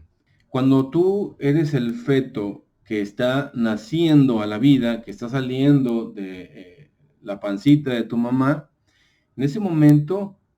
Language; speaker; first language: Spanish; native; Spanish